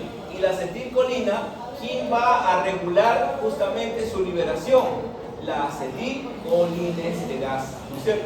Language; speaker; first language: Spanish; native; Spanish